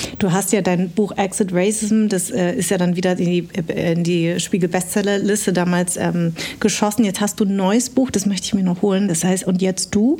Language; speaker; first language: German; early bilingual, other home language; Vietnamese